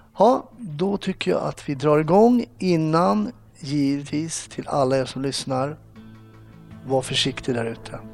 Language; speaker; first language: Swedish; native; Swedish